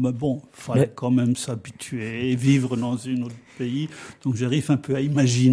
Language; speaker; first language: French; non-native, fluent; German